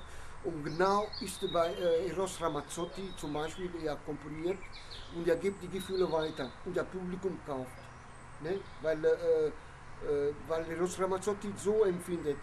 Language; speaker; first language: German; non-native, fluent; Italian